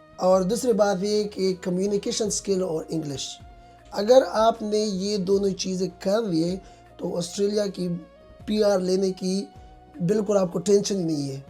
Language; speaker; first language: Urdu; non-native, local second language; Pashto